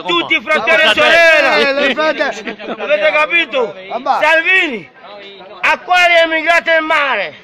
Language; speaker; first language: Italian; non-native, learner; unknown